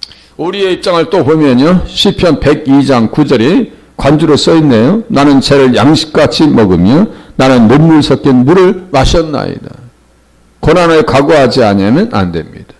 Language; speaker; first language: Korean; native; Korean